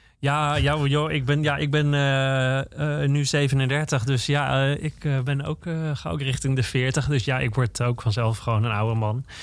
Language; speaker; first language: Dutch; native; Dutch